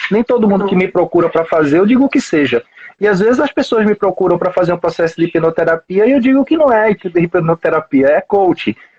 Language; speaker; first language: Portuguese; native; Portuguese